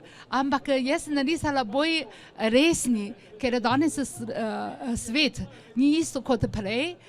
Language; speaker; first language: Slovenian; non-native, learner; Chinese